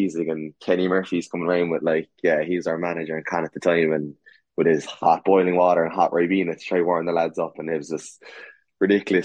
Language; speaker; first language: English; native; English